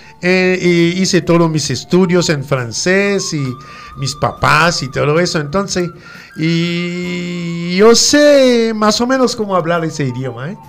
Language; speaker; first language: Spanish; non-native, fluent; French